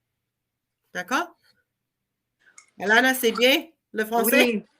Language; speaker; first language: French; non-native, learner; English